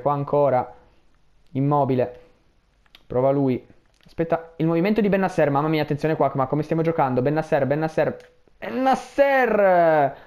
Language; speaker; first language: Italian; native; Italian